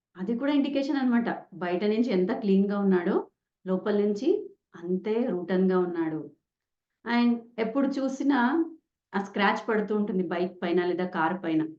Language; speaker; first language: Telugu; non-native, local second language; Kannada